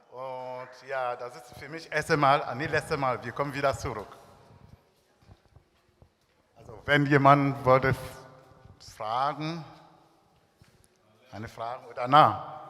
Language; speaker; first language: German; non-native, learner; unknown